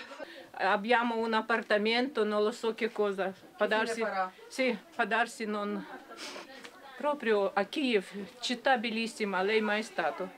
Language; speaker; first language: Italian; non-native, learner; Ukrainian